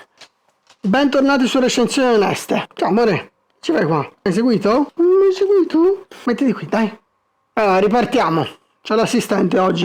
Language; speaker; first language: Italian; native; Italian